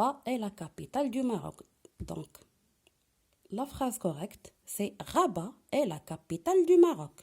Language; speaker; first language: French; non-native, local second language; Arabic